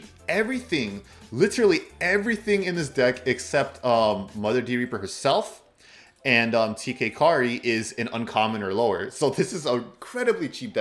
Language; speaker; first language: English; native; English